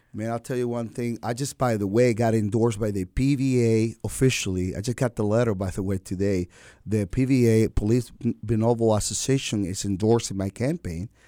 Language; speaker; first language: English; non-native, fluent; Spanish